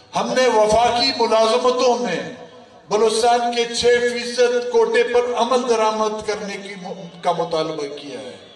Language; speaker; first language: Urdu; non-native, local second language; Baluchi